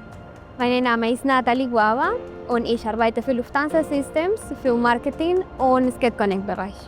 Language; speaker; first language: German; non-native, fluent; Spanish